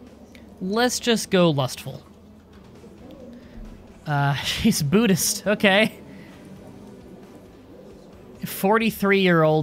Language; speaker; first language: English; native; English